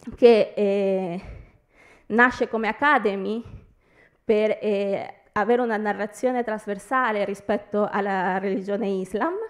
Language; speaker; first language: Italian; early bilingual, other home language; Spanish